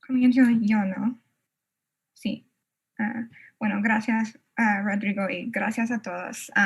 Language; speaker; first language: Spanish; non-native, fluent; English